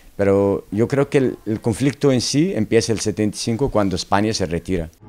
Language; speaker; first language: Spanish; non-native, local second language; Arabic